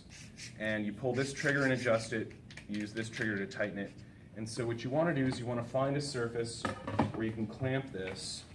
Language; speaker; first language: English; native; English